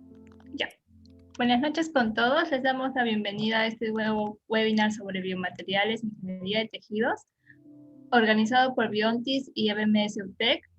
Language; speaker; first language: Spanish; native; Spanish